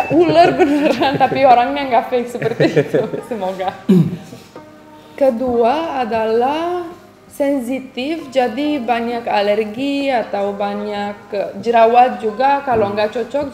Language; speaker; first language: Indonesian; non-native, fluent; Romanian